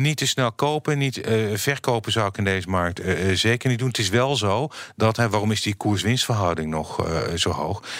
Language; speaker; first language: Dutch; native; Dutch